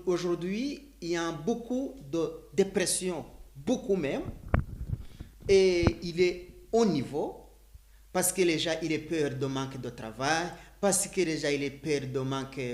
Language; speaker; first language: French; non-native, learner; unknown